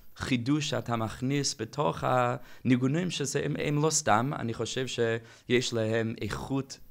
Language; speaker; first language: Hebrew; non-native, fluent; English